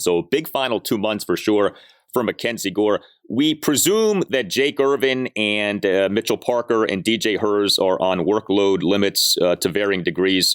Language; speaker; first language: English; native; English